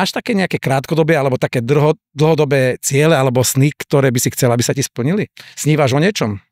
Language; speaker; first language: Slovak; native; Slovak